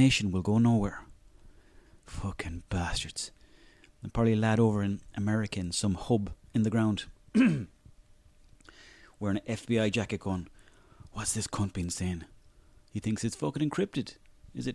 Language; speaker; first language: English; native; English